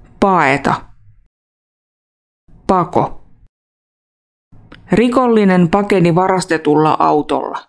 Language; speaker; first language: Finnish; non-native, fluent; Russian